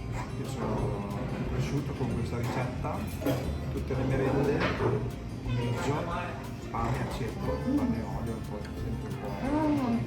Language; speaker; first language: Italian; native; Italian